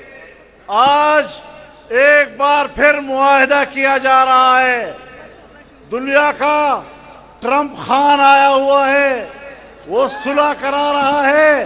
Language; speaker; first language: Urdu; non-native, local second language; Pashto